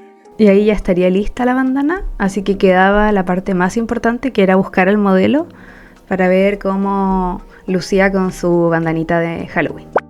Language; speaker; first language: Spanish; native; Spanish